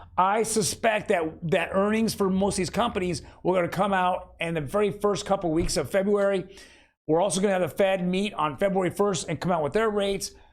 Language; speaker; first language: English; native; English